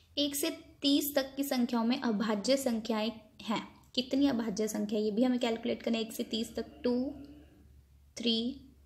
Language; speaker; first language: Hindi; non-native, local second language; Punjabi